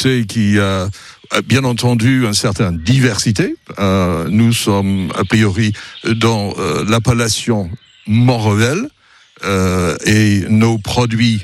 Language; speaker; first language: French; non-native, fluent; English